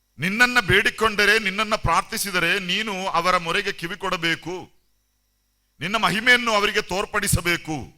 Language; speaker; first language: Kannada; non-native, local second language; Malayalam